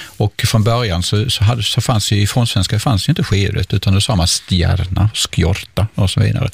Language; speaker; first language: Swedish; native; Swedish